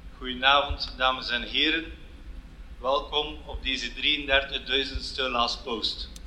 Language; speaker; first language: Dutch; native; Dutch